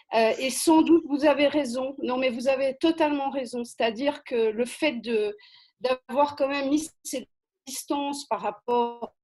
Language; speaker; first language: French; native; French